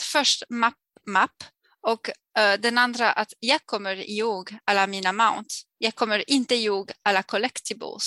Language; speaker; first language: Swedish; non-native, learner; French